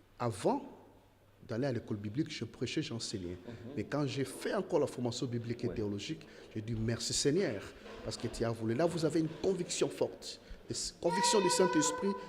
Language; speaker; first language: French; non-native, local second language; Lingala